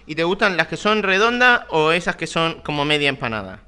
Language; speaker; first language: Spanish; native; Spanish